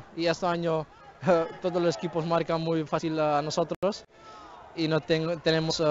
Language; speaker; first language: Spanish; non-native, learner; Dutch